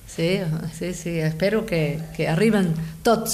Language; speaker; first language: Catalan; non-native, fluent; Spanish